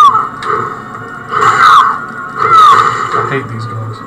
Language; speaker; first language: English; native; English